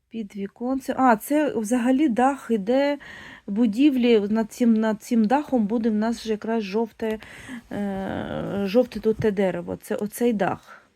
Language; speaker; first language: Ukrainian; non-native, local second language; Russian